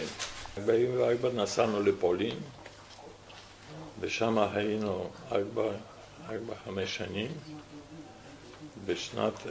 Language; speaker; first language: Hebrew; non-native, fluent; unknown